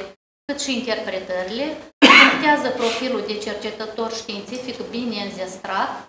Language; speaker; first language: Romanian; native; Romanian